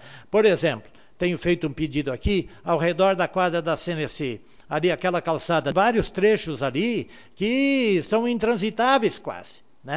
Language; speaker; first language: Portuguese; native; Portuguese